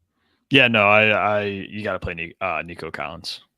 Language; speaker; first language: English; native; English